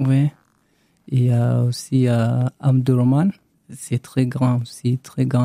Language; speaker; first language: French; non-native, learner; Arabic